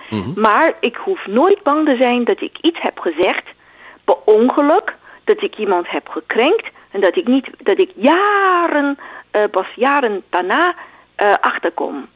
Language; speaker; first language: Dutch; non-native, fluent; Chinese